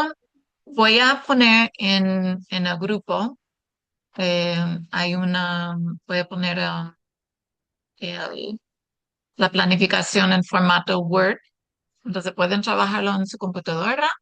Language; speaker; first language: Spanish; non-native, fluent; English